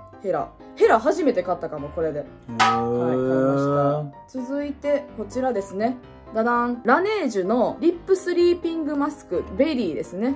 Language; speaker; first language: Japanese; native; Japanese